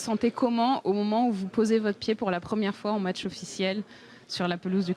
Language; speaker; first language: French; native; French